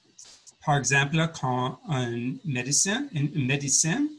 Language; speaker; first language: French; non-native, learner; English